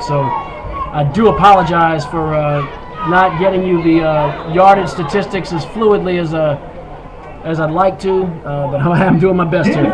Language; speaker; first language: English; native; English